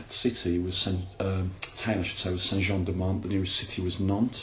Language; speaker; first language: English; native; English